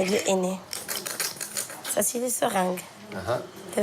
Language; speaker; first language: French; non-native, learner; Arabic